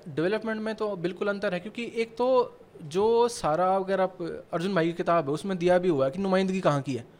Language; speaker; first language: Hindi; native; Hindi